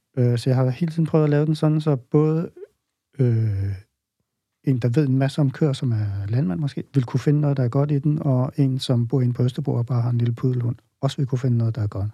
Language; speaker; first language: Danish; native; Danish